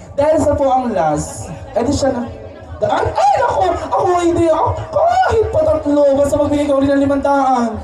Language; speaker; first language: Filipino; native; Filipino